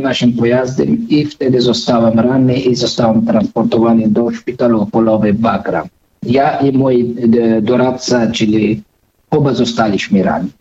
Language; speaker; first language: Polish; non-native, fluent; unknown